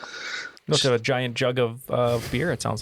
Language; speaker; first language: English; native; English